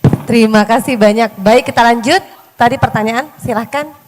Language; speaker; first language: Indonesian; native; Indonesian